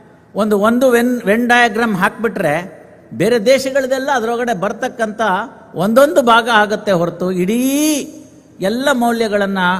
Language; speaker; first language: Kannada; native; Kannada